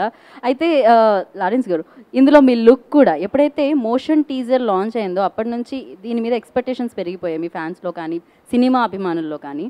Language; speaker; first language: Telugu; native; Telugu